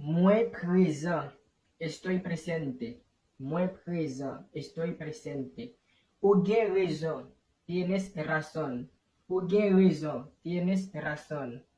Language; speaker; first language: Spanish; non-native, fluent; Haitian Creole